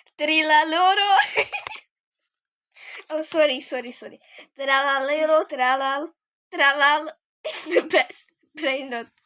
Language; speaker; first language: English; non-native, learner; Czech